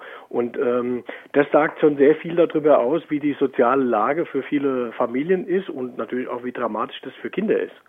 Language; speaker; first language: German; native; German